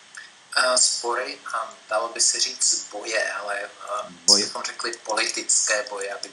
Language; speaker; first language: Czech; native; Czech